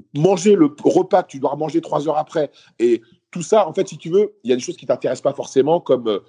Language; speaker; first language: French; native; French